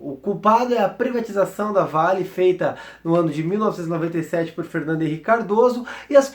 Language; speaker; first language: Portuguese; native; Portuguese